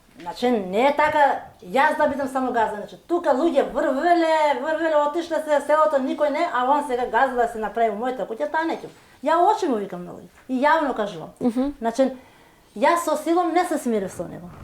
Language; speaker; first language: Macedonian; non-native, local second language; Turkish